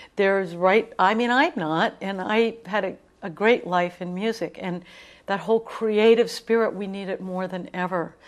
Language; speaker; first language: English; native; English